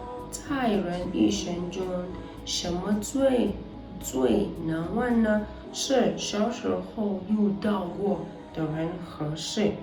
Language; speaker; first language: Chinese; non-native, learner; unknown